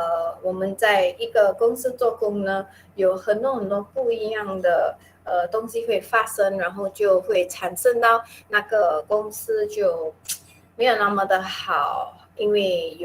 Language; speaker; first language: Chinese; non-native, local second language; Min Nan Chinese